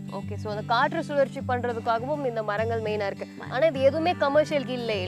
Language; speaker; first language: Tamil; native; Tamil